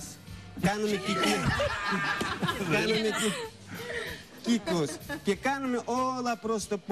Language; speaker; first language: Greek; non-native, fluent; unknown